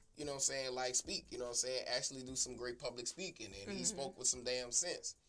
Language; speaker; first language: English; native; English